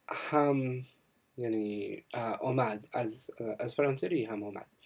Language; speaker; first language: Persian; non-native, learner; English